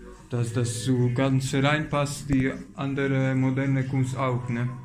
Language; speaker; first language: German; non-native, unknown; Polish